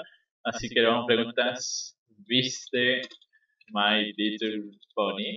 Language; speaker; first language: Spanish; native; Spanish